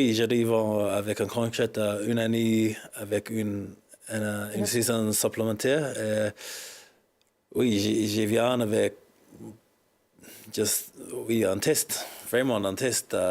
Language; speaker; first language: French; non-native, learner; English